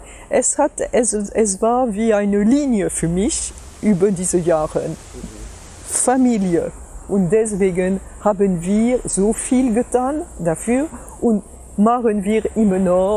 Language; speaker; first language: German; non-native, fluent; French